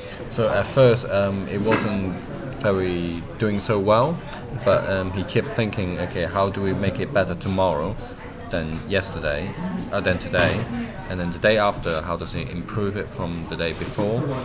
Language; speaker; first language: English; non-native, local second language; Cantonese